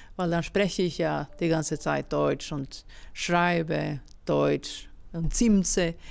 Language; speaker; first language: German; non-native, fluent; Swedish